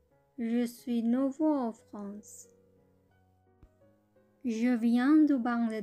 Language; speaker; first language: French; non-native, learner; Bangla